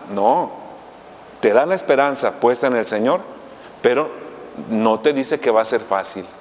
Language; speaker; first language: Spanish; native; Spanish